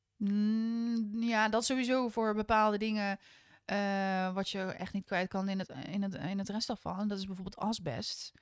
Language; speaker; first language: Dutch; native; Dutch